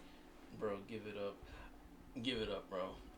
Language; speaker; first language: English; native; English